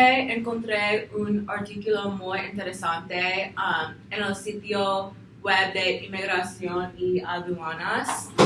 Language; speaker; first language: Spanish; non-native, learner; English